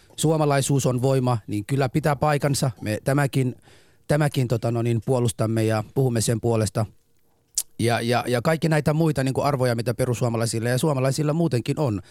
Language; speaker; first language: Finnish; non-native, fluent; Somali